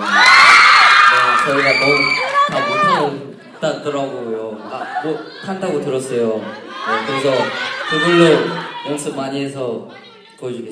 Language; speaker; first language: Korean; non-native, fluent; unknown